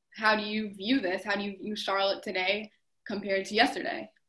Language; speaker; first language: English; native; English